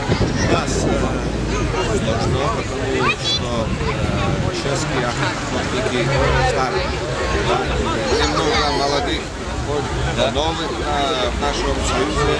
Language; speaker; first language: Russian; non-native, learner; Czech